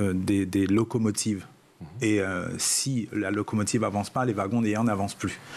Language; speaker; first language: French; non-native, local second language; Réunion Creole French